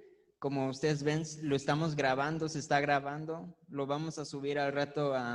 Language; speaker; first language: Spanish; native; Spanish